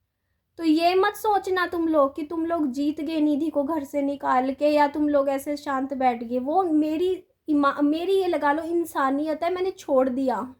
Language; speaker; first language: Hindi; native; Hindi